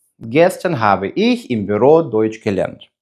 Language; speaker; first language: German; non-native, fluent; Ukrainian